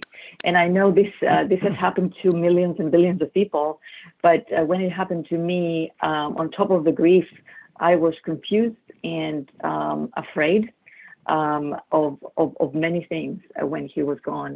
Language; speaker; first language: English; non-native, fluent; Greek